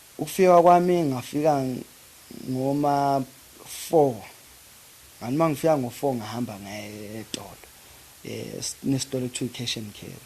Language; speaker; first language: Zulu; native; Zulu